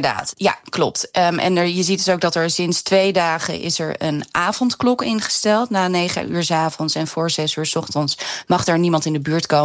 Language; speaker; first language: Dutch; native; Dutch